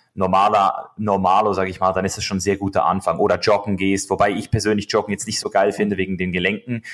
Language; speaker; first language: German; native; German